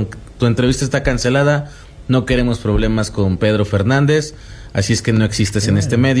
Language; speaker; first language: Spanish; native; Spanish